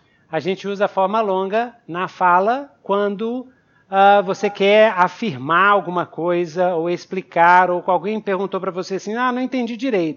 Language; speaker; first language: Portuguese; native; Portuguese